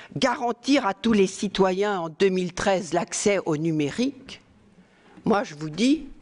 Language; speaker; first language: French; native; French